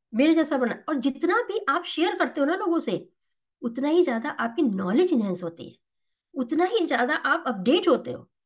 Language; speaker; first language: Hindi; native; Hindi